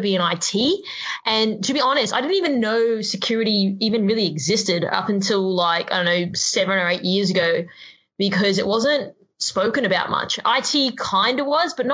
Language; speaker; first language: English; native; English